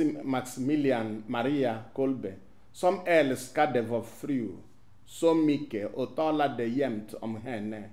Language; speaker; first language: Swedish; non-native, fluent; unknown